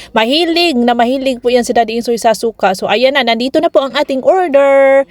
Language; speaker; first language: Filipino; non-native, local second language; Cebuano